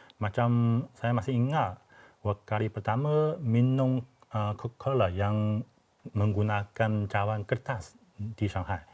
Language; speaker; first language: Malay; non-native, fluent; Chinese